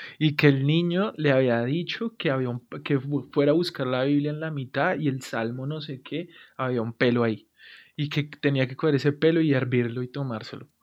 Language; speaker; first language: Spanish; native; Spanish